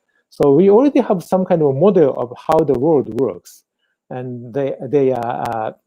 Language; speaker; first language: English; non-native, fluent; Japanese